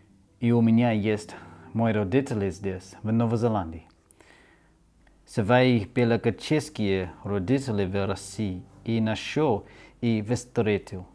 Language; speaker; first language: Russian; early bilingual, heritage; Russian